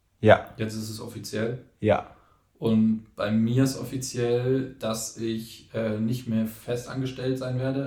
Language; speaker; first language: German; native; German